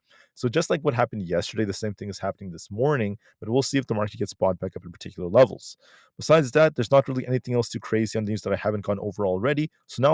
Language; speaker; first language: English; native; English